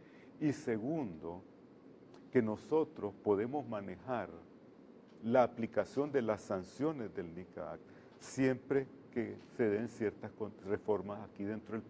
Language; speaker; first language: Spanish; native; Spanish